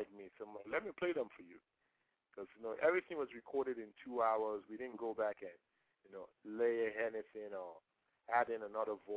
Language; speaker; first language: English; non-native, local second language; Yoruba